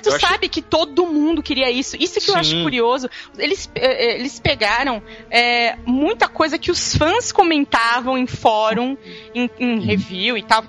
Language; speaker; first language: Portuguese; native; Portuguese